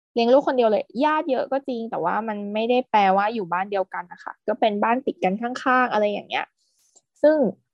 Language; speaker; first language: Thai; native; Thai